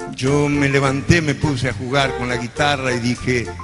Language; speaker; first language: Spanish; native; Spanish